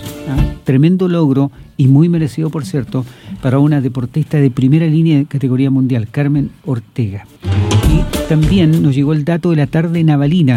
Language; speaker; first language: Spanish; native; Spanish